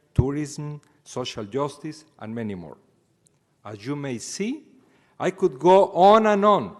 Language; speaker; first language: English; non-native, fluent; Spanish